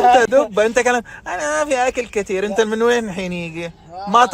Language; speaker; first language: Arabic; native; Arabic